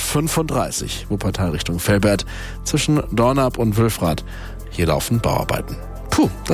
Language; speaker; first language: German; native; German